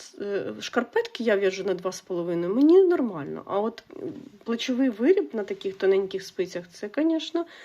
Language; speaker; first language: Ukrainian; non-native, local second language; Russian